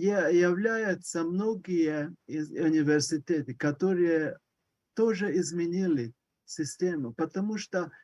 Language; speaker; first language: Russian; non-native, learner; Hungarian